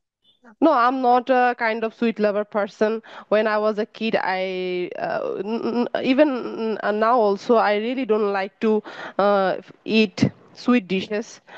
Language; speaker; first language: English; non-native, learner; Bangla